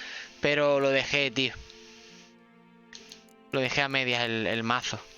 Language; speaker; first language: Spanish; native; Spanish